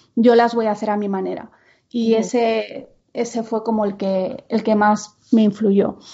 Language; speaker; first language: Spanish; non-native, local second language; Catalan